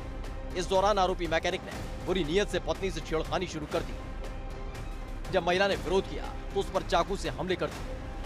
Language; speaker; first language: Hindi; native; Hindi